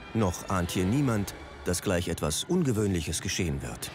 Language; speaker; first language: German; native; German